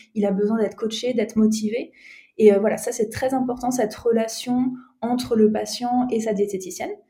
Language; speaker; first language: French; native; French